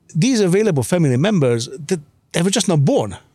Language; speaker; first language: English; non-native, fluent; Hungarian